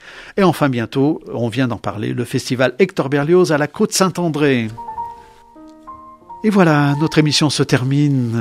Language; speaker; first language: French; native; French